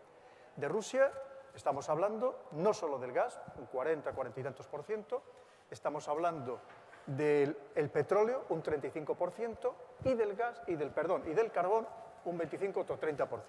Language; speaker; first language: Spanish; native; Spanish